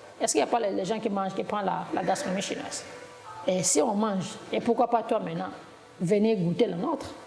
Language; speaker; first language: French; non-native, local second language; Lingala